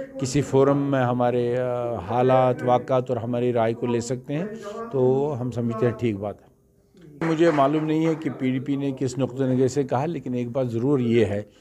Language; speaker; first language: Hindi; non-native, local second language; Kashmiri